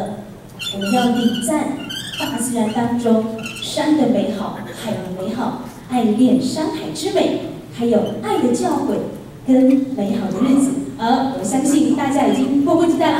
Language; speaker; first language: Chinese; native; Chinese